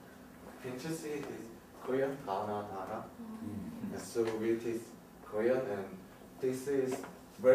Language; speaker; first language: English; non-native, learner; Korean